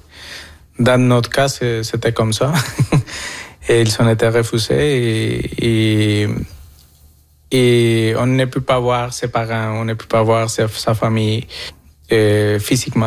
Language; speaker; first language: French; non-native, fluent; Spanish